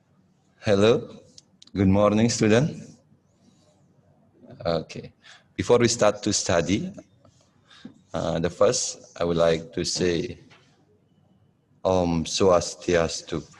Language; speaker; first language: English; non-native, fluent; Indonesian